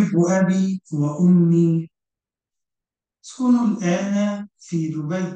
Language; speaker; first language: Arabic; non-native, learner; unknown